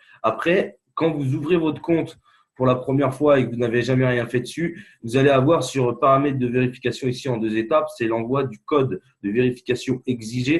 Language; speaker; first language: French; native; French